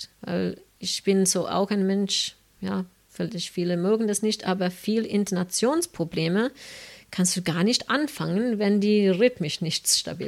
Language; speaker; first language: German; non-native, fluent; English